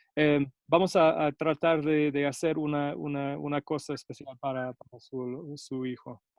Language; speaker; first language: Spanish; non-native, fluent; English